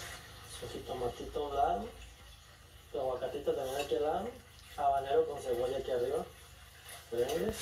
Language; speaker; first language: Spanish; native; Spanish